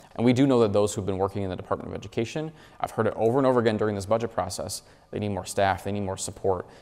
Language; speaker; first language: English; native; English